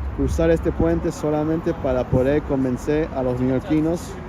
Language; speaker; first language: Spanish; early bilingual, heritage; Spanish